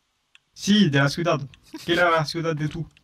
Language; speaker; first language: Spanish; non-native, learner; French